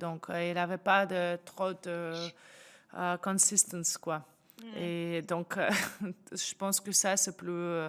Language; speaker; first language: French; non-native, fluent; Russian